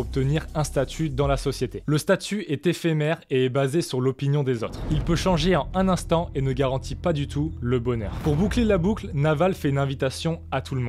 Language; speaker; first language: French; native; French